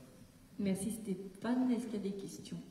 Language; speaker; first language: French; native; French